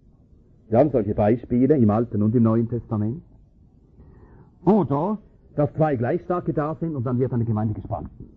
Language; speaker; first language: German; native; German